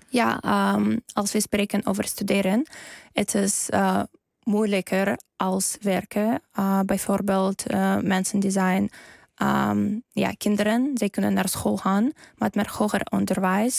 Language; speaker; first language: Dutch; non-native, learner; Ukrainian